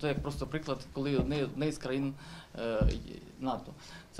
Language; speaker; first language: Ukrainian; native; Ukrainian